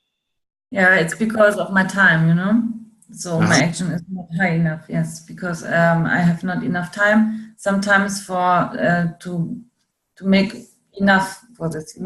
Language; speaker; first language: English; non-native, learner; German